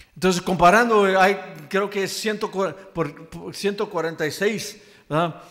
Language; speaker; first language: Spanish; early bilingual, heritage; Spanish